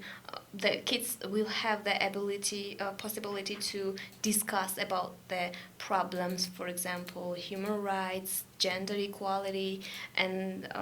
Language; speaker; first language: English; non-native, learner; Georgian